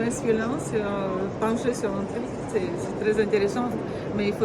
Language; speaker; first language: French; non-native, fluent; Romanian